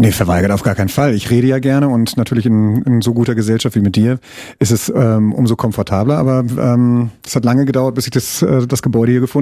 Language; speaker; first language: German; native; German